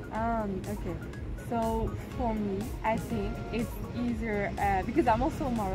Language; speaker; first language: English; non-native, fluent; French